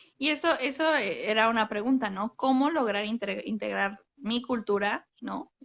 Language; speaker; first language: Spanish; native; Spanish